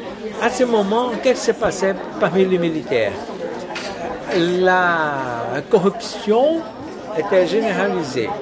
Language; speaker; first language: French; non-native, fluent; Portuguese